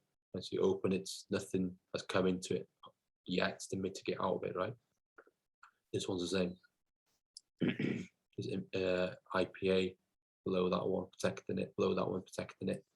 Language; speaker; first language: English; native; English